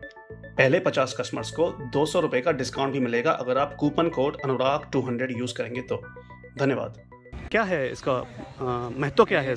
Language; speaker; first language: Hindi; native; Hindi